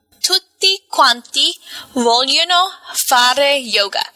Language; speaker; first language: Italian; non-native, fluent; English